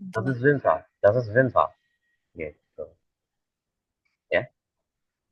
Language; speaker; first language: German; non-native, fluent; Indonesian